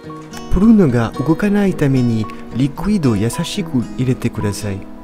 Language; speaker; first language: Japanese; non-native, learner; French